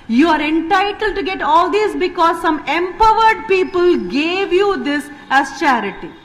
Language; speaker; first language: English; non-native, local second language; Tamil